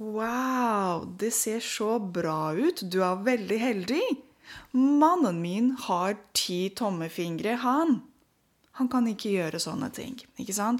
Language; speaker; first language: Norwegian; non-native, fluent; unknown